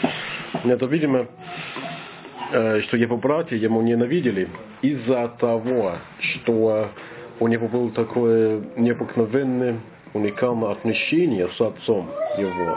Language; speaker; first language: Russian; non-native, learner; English